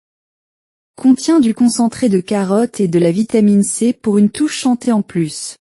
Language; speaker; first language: French; non-native, learner; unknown